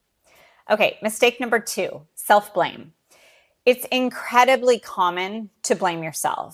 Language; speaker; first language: English; native; English